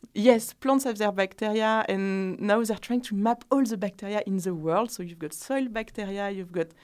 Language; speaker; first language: English; non-native, fluent; French